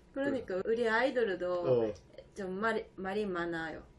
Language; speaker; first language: Korean; non-native, learner; Japanese